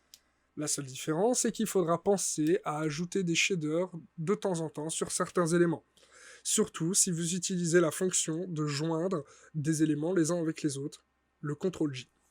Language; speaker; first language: French; native; French